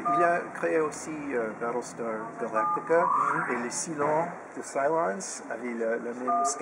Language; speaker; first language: French; non-native, fluent; English